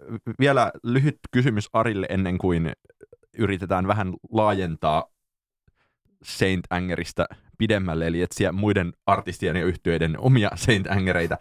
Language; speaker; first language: Finnish; native; Finnish